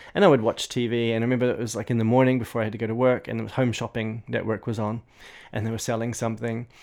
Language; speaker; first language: English; native; English